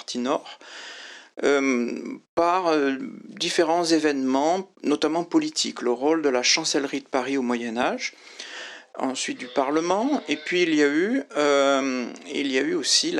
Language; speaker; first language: French; native; French